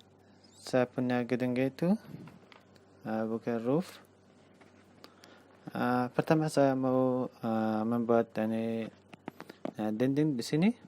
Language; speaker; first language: Indonesian; non-native, learner; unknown